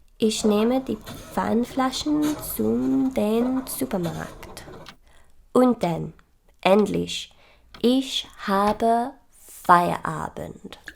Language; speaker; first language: German; non-native, learner; English